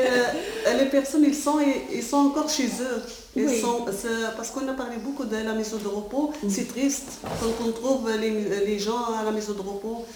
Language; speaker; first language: French; non-native, learner; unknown